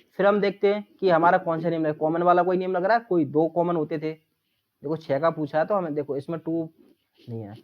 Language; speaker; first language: Hindi; native; Hindi